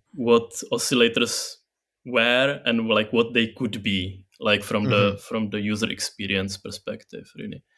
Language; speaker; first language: English; non-native, fluent; Czech